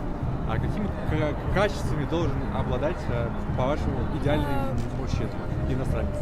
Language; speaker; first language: Russian; native; Russian